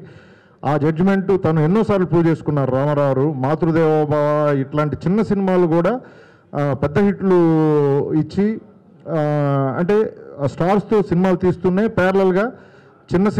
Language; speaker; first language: Telugu; native; Telugu